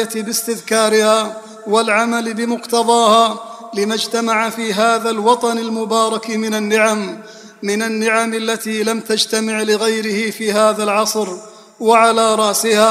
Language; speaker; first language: Arabic; native; Arabic